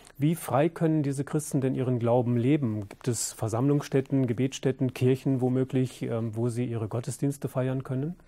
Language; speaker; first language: German; native; German